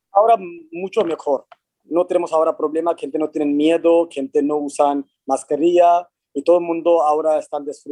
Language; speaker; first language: Spanish; non-native, fluent; Hindi